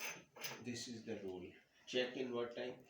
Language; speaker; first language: English; non-native, learner; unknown